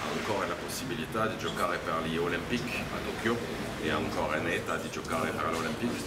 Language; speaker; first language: Italian; non-native, learner; French